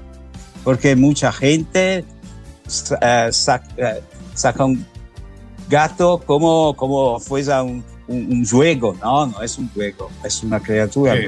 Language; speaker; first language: Spanish; non-native, learner; Italian